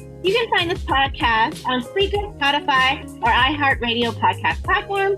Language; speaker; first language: English; native; English